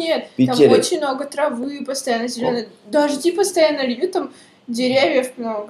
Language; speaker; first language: Russian; native; Russian